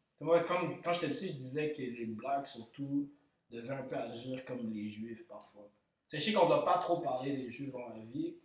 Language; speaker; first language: French; early bilingual, other home language; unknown